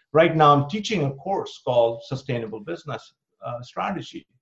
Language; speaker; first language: English; non-native, local second language; Bangla